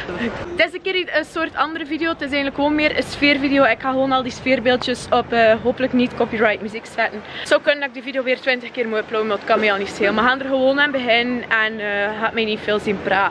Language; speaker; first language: Dutch; native; Dutch